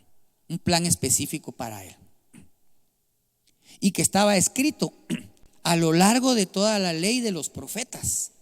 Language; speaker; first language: Spanish; native; Spanish